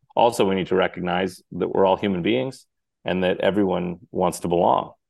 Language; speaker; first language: English; native; English